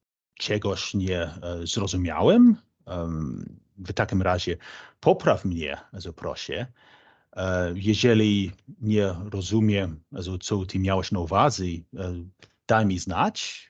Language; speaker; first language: Polish; non-native, fluent; English